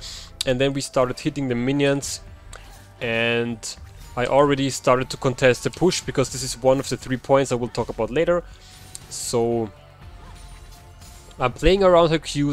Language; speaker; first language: English; non-native, fluent; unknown